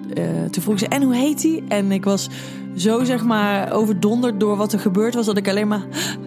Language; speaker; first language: Dutch; native; Dutch